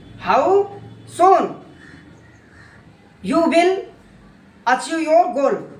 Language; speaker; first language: English; non-native, learner; Hindi